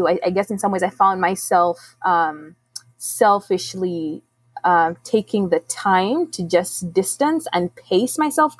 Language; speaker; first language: English; non-native, local second language; Ganda